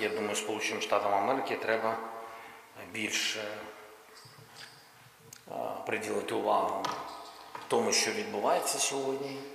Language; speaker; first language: Ukrainian; non-native, local second language; Russian